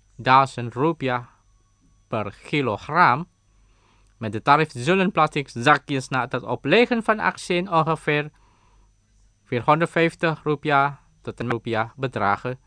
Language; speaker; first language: Dutch; non-native, learner; Indonesian